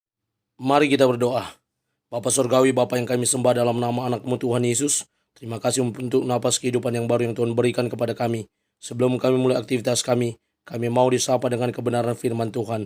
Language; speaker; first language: Indonesian; native; Indonesian